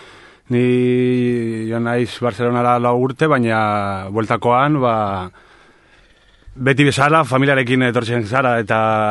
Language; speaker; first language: Basque; non-native, local second language; Spanish